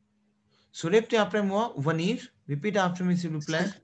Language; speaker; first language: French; non-native, fluent; Hindi